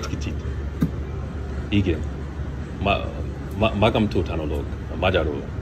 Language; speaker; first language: Hungarian; non-native, learner; English